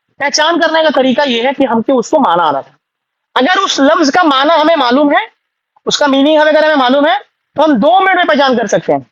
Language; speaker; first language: Urdu; native; Urdu